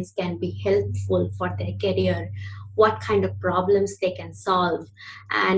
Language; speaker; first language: English; non-native, local second language; Bangla